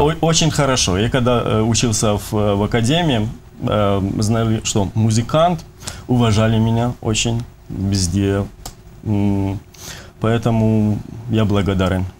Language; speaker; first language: Russian; non-native, fluent; Persian